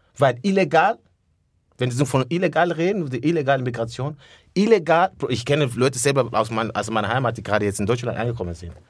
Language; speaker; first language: German; early bilingual, other home language; Rundi